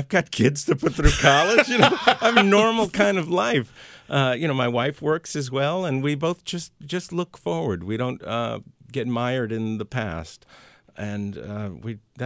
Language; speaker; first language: English; early bilingual, other home language; Spanish